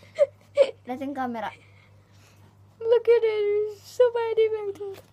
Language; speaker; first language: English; non-native, learner; Indonesian